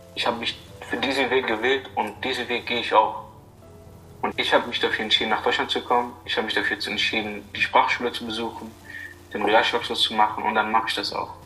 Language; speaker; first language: German; non-native, fluent; Arabic